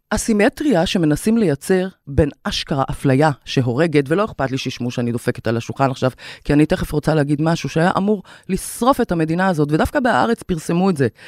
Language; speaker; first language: Hebrew; native; Hebrew